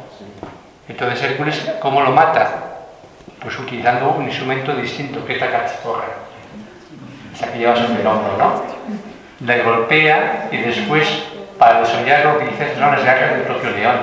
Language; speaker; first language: Spanish; native; Spanish